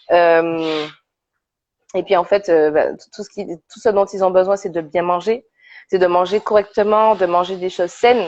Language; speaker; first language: French; native; French